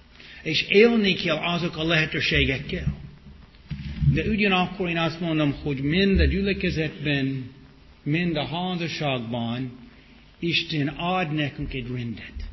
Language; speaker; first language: Hungarian; non-native, fluent; English